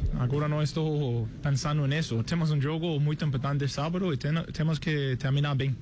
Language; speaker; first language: Portuguese; non-native, fluent; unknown